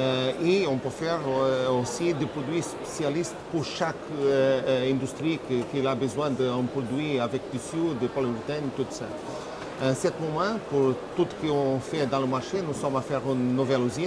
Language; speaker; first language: French; non-native, fluent; Portuguese